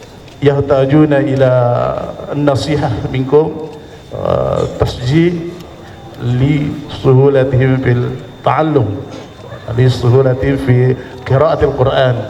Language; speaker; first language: Arabic; non-native, fluent; Indonesian